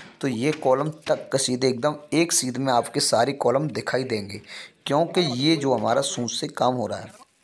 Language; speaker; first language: Hindi; native; Hindi